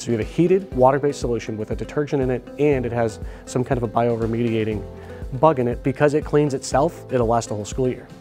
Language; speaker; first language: English; native; English